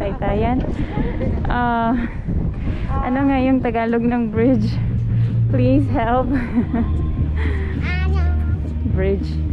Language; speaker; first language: Filipino; non-native, local second language; Hiligaynon